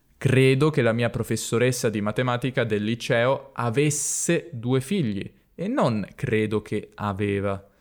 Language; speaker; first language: Italian; native; Italian